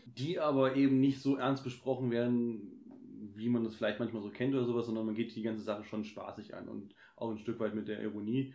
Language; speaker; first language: German; native; German